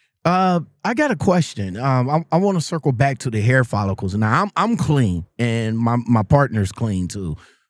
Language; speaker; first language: English; native; English